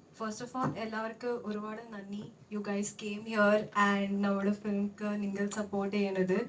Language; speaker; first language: Malayalam; non-native, local second language; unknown